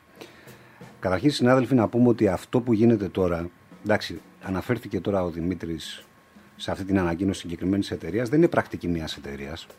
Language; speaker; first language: Greek; native; Greek